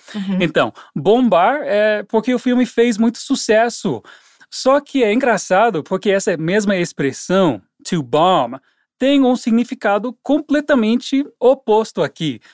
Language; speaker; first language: Portuguese; non-native, fluent; English